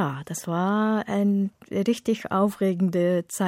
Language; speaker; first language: German; non-native, fluent; Mongolian